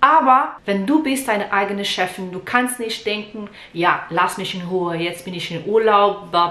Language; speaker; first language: German; non-native, learner; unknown